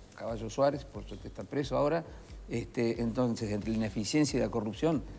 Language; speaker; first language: Spanish; native; Spanish